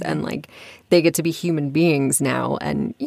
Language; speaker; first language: English; native; English